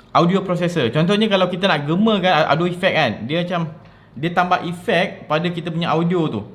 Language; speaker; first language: Malay; native; Malay